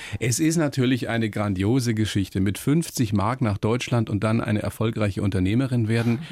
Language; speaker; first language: German; native; German